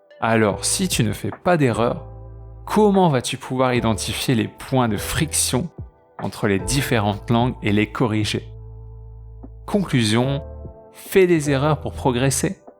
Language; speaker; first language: French; native; French